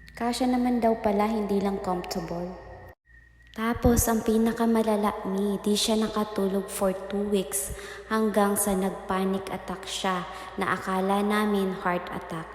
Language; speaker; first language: Filipino; native; Filipino